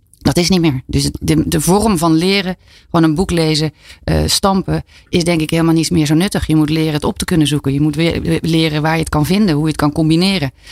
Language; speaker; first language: Dutch; native; Dutch